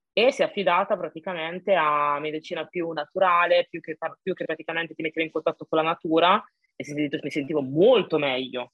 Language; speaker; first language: Italian; early bilingual, other home language; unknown